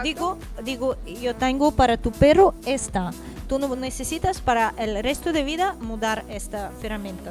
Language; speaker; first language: Spanish; non-native, learner; Portuguese